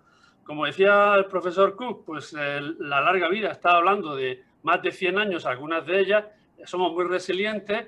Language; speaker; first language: Spanish; native; Spanish